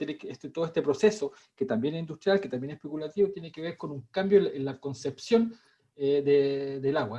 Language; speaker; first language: Spanish; native; Spanish